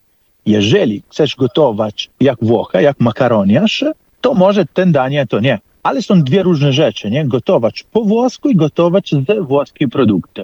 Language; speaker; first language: Polish; non-native, fluent; Italian